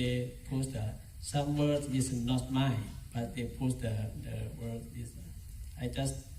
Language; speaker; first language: English; non-native, learner; Thai